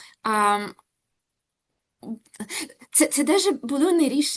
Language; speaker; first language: Ukrainian; non-native, local second language; Russian